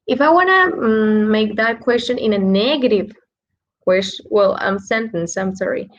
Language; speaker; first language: English; non-native, fluent; Spanish